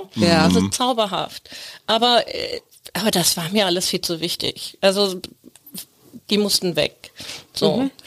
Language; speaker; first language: German; native; German